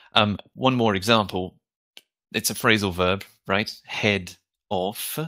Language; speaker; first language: English; native; English